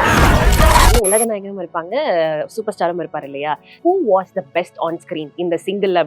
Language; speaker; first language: Tamil; native; Tamil